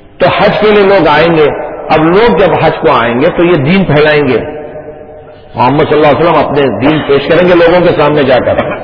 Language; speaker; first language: Urdu; non-native, local second language; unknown